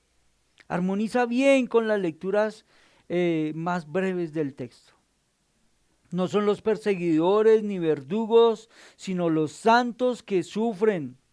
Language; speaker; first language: Spanish; native; Spanish